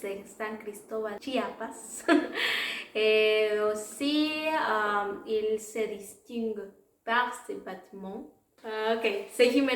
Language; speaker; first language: French; non-native, learner; Spanish